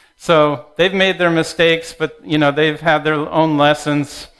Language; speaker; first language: English; native; English